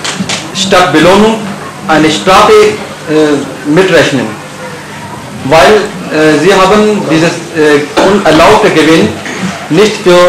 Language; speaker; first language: German; non-native, fluent; Urdu